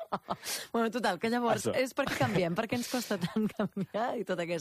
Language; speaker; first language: Catalan; native; Catalan